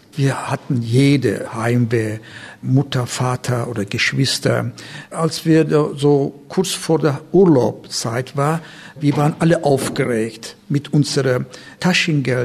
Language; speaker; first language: German; non-native, learner; Turkish